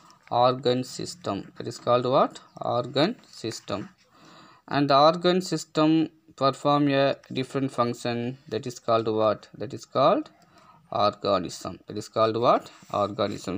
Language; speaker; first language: English; non-native, local second language; Tamil